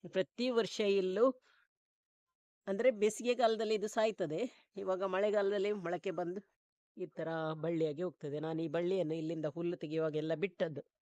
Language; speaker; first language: Kannada; non-native, local second language; Konkani